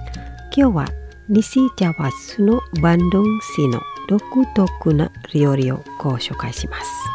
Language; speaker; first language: Japanese; non-native, fluent; Indonesian